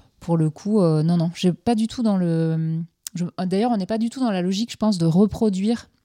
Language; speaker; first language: French; native; French